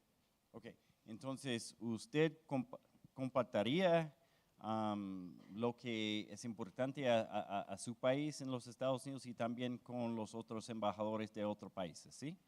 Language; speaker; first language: Spanish; non-native, fluent; English